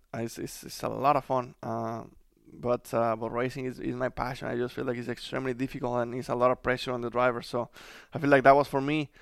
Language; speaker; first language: English; non-native, fluent; Spanish